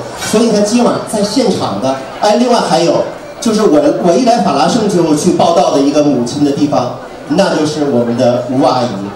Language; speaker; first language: Chinese; native; Chinese